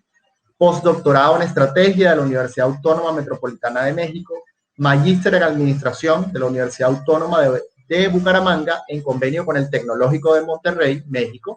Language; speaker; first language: Spanish; native; Spanish